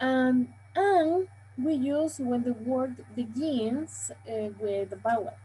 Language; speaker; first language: English; non-native, fluent; Spanish